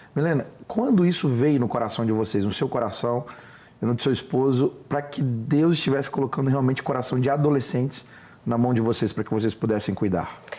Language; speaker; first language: Portuguese; native; Portuguese